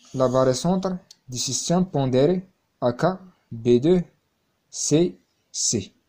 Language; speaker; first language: French; non-native, local second language; Arabic